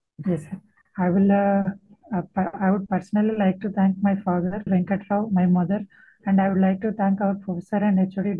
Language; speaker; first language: English; non-native, local second language; Telugu